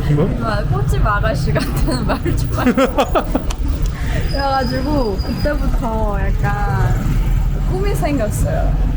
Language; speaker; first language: Korean; non-native, fluent; Persian